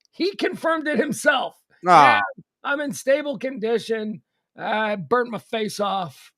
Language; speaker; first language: English; native; English